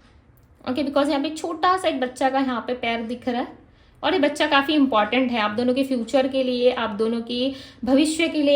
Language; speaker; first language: Hindi; native; Hindi